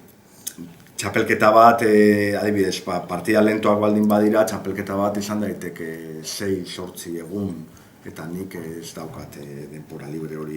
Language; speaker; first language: Basque; non-native, local second language; Spanish